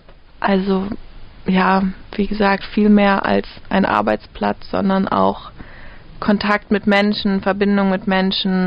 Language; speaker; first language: German; native; German